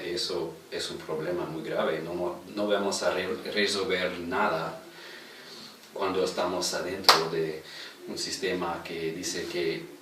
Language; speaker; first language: Spanish; non-native, fluent; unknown